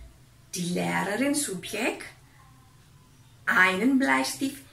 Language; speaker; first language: German; non-native, fluent; Indonesian